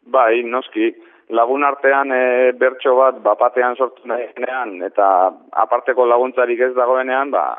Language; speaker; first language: Basque; native; Basque